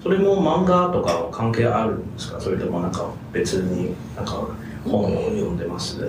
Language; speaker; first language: Japanese; non-native, fluent; Chinese